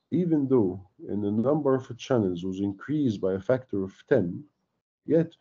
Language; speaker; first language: English; non-native, fluent; Arabic